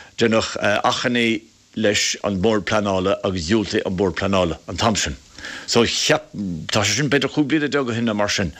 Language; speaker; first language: Irish; native; Irish